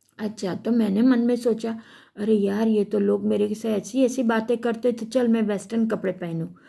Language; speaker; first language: Hindi; non-native, local second language; Gujarati